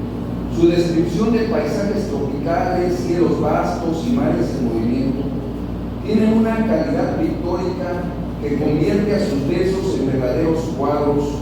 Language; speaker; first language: Spanish; native; Spanish